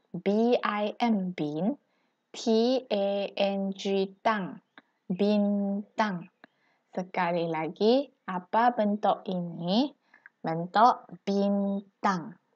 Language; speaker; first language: Malay; non-native, local second language; Chinese